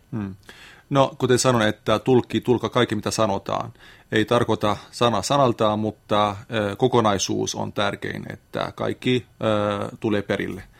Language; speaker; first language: Finnish; non-native, fluent; Arabic